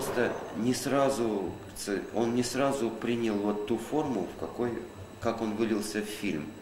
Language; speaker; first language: Russian; native; Russian